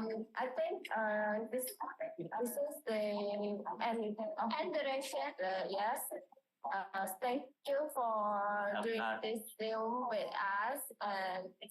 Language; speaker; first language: English; non-native, learner; Indonesian